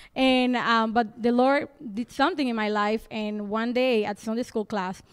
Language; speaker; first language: English; non-native, fluent; Spanish